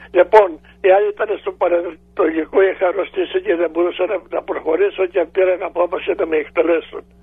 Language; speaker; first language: Greek; native; Greek